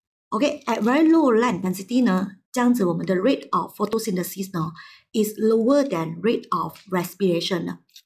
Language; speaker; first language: English; non-native, local second language; Chinese